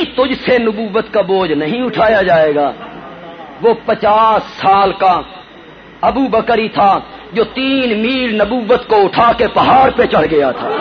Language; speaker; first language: Urdu; non-native, local second language; Punjabi